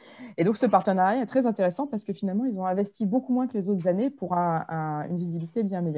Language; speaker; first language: French; native; French